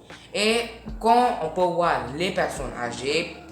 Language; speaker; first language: French; non-native, learner; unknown